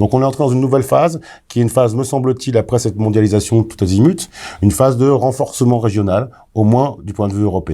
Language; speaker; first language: French; native; French